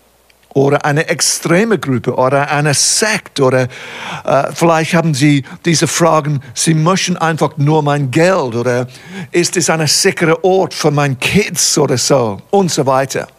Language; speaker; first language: German; non-native, fluent; English